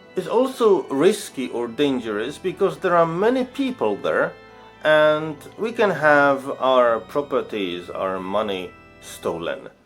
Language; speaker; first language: English; non-native, fluent; Polish